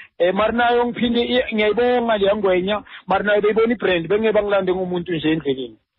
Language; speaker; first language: Zulu; native; Zulu